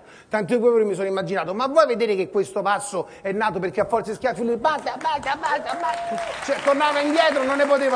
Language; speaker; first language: Italian; native; Italian